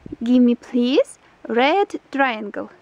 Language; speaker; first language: English; non-native, learner; Russian